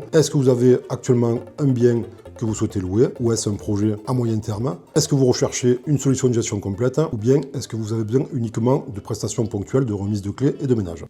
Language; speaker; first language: French; native; French